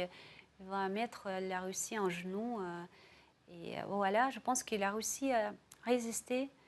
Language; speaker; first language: French; non-native, fluent; Russian